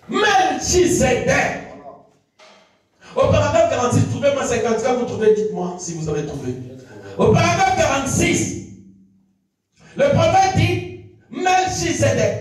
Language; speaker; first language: French; non-native, local second language; Lingala